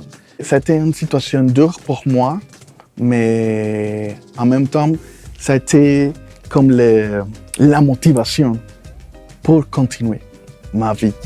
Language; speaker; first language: French; non-native, fluent; Spanish